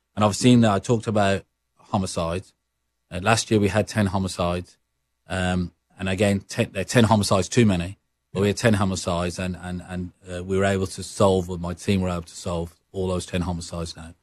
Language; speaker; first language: English; native; English